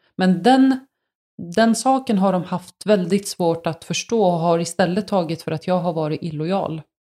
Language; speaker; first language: Swedish; early bilingual, other home language; Arabic